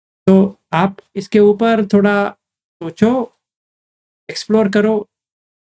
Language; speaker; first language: Hindi; native; Hindi